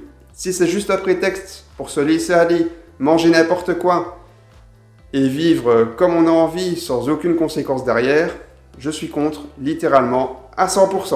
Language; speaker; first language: French; native; French